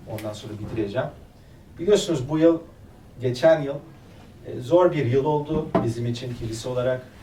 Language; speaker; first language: Turkish; early bilingual, other home language; German